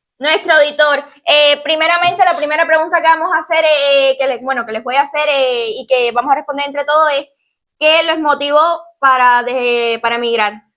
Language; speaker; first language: Spanish; native; Spanish